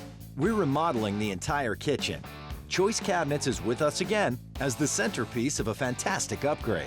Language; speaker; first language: English; native; English